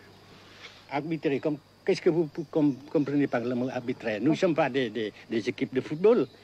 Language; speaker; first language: French; non-native, fluent; Vietnamese